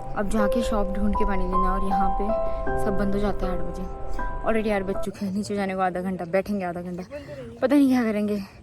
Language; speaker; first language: Hindi; non-native, local second language; Marathi